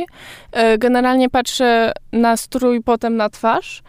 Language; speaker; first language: Polish; early bilingual, heritage; Polish